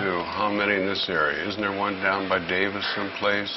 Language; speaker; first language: English; native; English